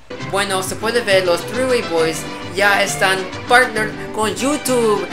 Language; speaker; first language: Spanish; non-native, learner; English